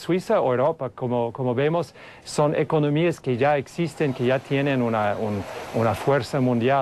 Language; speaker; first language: Spanish; non-native, fluent; English